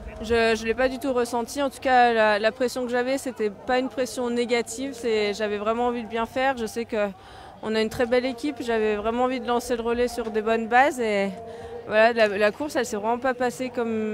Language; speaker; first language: French; native; French